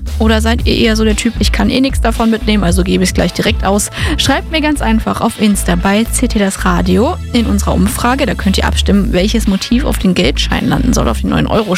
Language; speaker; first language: German; native; German